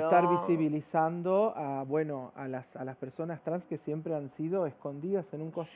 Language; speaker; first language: Spanish; early bilingual, other home language; Portuguese